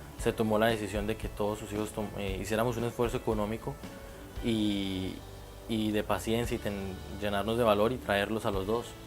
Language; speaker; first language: Spanish; native; Spanish